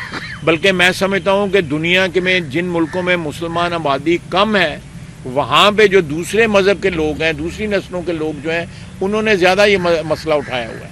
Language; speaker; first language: Urdu; non-native, local second language; Punjabi